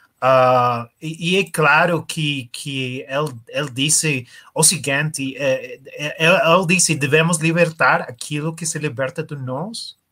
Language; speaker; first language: Portuguese; non-native, learner; Spanish